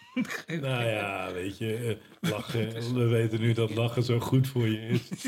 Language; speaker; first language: Dutch; native; Dutch